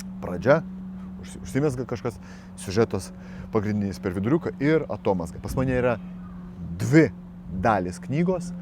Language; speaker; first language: Lithuanian; non-native, local second language; Russian